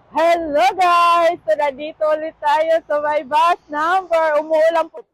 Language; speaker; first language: Filipino; native; Filipino